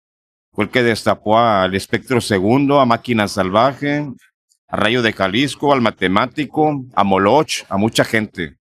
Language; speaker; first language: Spanish; native; Spanish